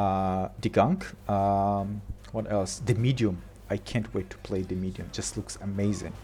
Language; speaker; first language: English; non-native, fluent; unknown